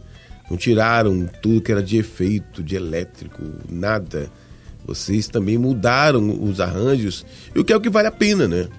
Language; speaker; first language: Portuguese; native; Portuguese